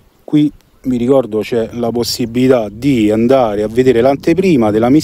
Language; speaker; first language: Italian; native; Italian